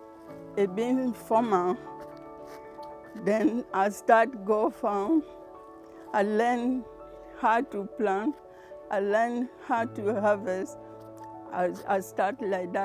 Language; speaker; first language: English; non-native, learner; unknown